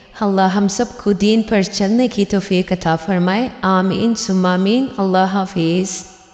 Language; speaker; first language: Urdu; early bilingual, heritage; Urdu